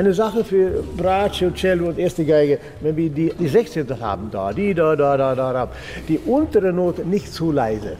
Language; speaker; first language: German; non-native, fluent; Swedish